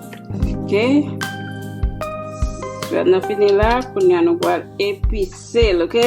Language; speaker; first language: French; non-native, learner; Haitian Creole